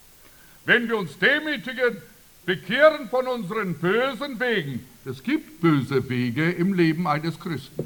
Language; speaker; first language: German; early bilingual, heritage; German